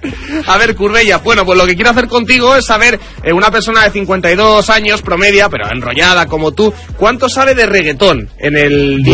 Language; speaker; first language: Spanish; native; Spanish